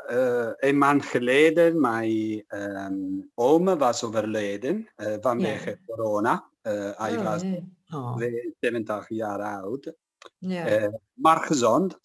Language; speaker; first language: Dutch; non-native, fluent; Italian